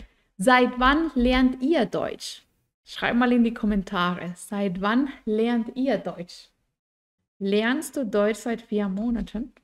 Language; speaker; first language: German; non-native, fluent; Spanish